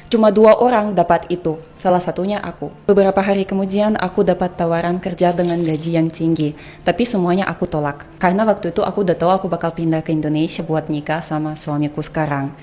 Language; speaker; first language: Indonesian; non-native, fluent; Russian